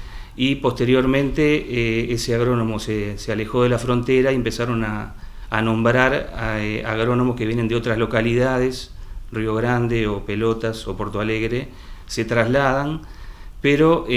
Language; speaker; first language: Spanish; native; Spanish